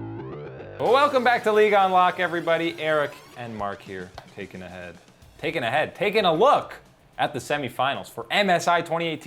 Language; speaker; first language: English; native; English